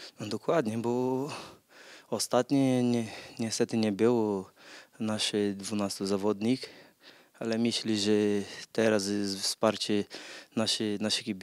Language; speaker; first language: Polish; non-native, learner; Portuguese